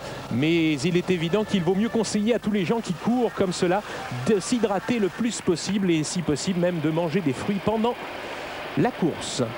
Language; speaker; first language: French; native; French